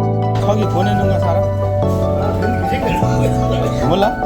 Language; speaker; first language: Korean; non-native, learner; Nepali